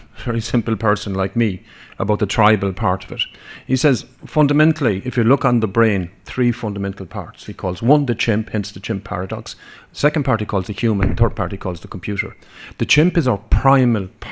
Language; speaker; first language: English; non-native, local second language; Irish